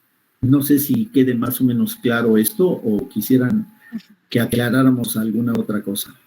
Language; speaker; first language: Spanish; native; Spanish